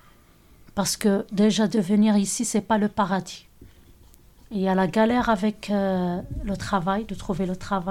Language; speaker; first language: French; non-native, local second language; Arabic